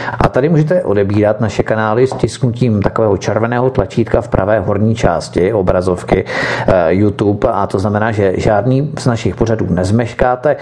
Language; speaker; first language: Czech; native; Czech